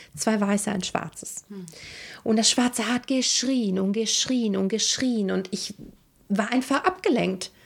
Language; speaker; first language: German; non-native, fluent; Italian